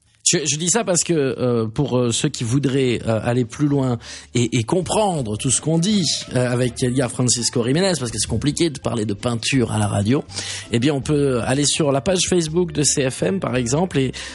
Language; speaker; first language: French; native; French